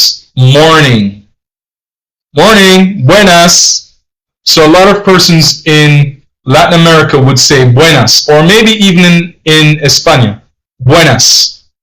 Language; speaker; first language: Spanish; non-native, learner; English